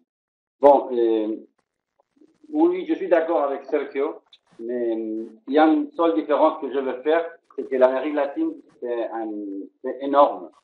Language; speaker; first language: French; non-native, fluent; Spanish